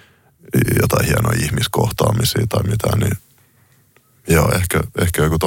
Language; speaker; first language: Finnish; native; Finnish